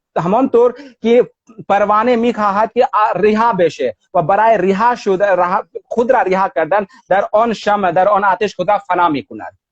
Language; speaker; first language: Persian; non-native, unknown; Hindi